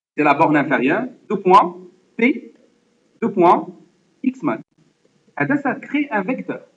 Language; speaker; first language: French; non-native, local second language; Arabic